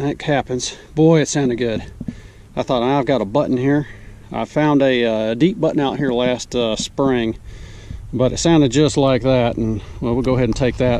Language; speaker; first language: English; native; English